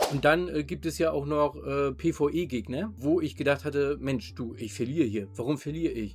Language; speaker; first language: German; native; German